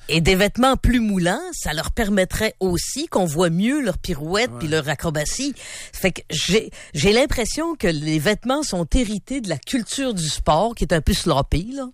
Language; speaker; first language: French; native; French